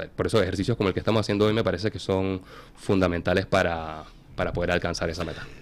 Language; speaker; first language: Spanish; native; Spanish